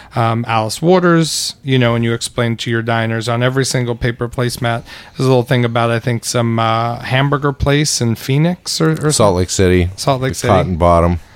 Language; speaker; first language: English; native; English